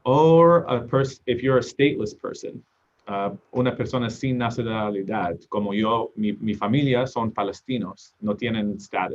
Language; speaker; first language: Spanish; non-native, learner; English